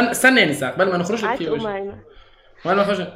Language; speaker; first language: Arabic; native; Arabic